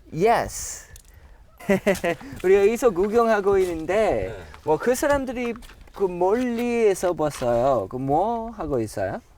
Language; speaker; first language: Korean; non-native, fluent; English